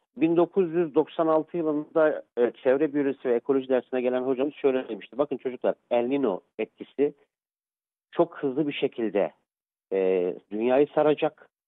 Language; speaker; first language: Turkish; native; Turkish